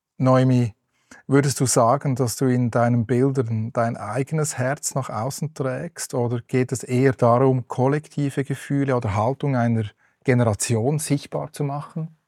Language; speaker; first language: German; native; German